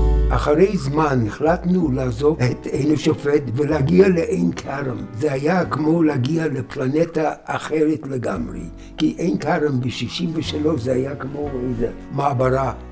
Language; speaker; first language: Hebrew; non-native, fluent; English